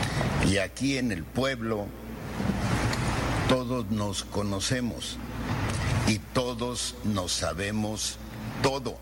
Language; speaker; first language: Spanish; native; Spanish